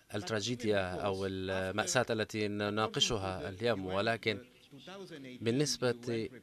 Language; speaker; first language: Arabic; non-native, fluent; Italian